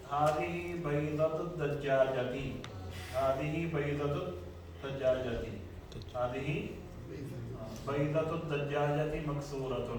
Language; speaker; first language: Arabic; non-native, fluent; Urdu